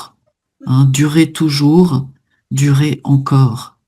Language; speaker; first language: French; native; French